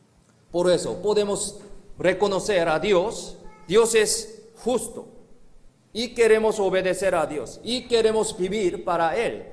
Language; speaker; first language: Spanish; non-native, learner; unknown